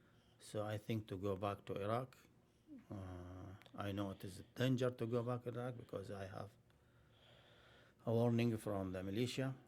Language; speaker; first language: English; non-native, learner; Arabic